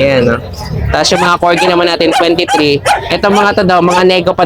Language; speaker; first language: Filipino; native; Filipino